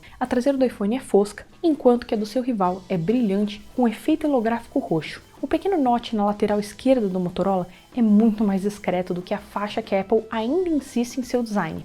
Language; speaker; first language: Portuguese; native; Portuguese